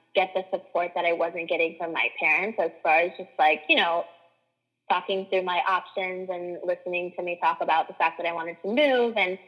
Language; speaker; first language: English; native; English